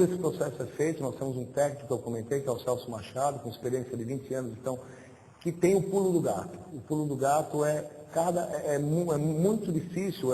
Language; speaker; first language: Portuguese; native; Portuguese